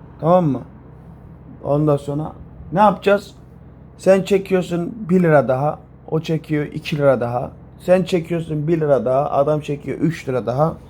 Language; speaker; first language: Turkish; native; Turkish